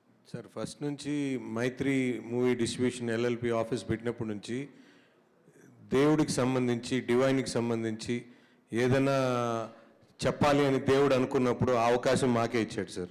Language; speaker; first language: Telugu; native; Telugu